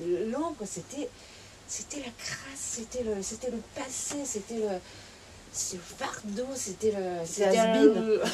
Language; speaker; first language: French; non-native, fluent; Japanese